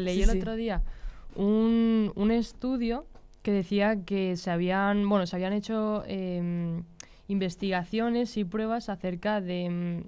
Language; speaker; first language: Spanish; native; Spanish